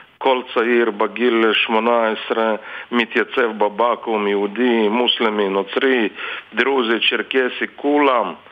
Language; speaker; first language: Hebrew; non-native, fluent; Russian